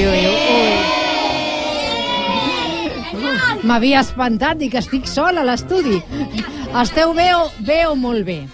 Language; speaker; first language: Catalan; native; Catalan